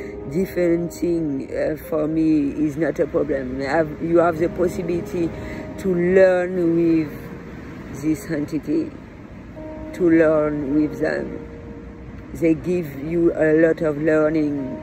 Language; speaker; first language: English; non-native, learner; French